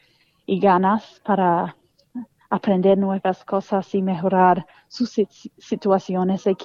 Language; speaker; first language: Spanish; non-native, fluent; English